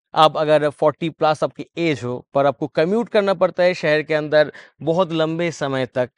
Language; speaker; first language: Hindi; non-native, local second language; Bangla